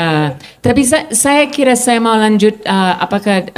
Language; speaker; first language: Indonesian; non-native, fluent; English